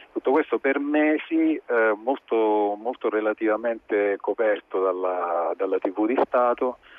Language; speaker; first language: Italian; native; Italian